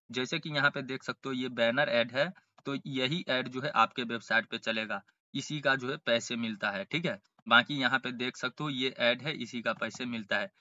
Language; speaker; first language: Hindi; native; Hindi